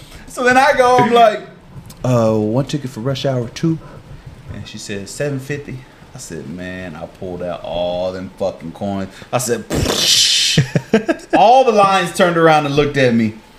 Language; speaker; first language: English; native; English